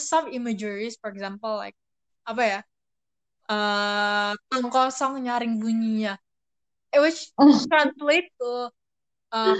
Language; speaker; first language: English; non-native, fluent; Indonesian